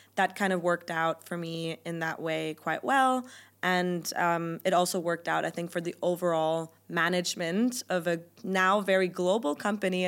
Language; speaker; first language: English; non-native, fluent; German